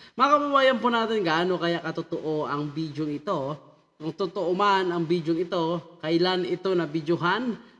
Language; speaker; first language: Filipino; native; Filipino